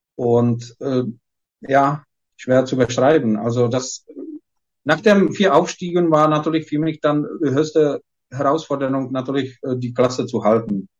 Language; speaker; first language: German; non-native, fluent; Czech